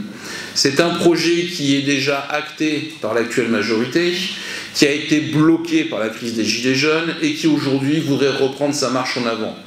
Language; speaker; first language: French; native; French